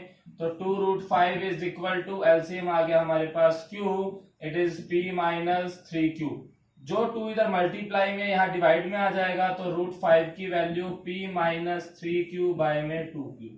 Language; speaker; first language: Hindi; native; Hindi